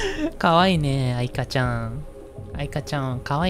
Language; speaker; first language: Japanese; non-native, learner; Indonesian